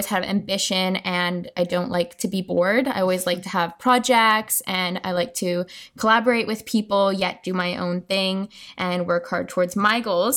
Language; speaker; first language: English; native; English